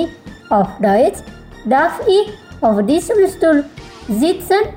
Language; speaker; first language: German; non-native, fluent; Indonesian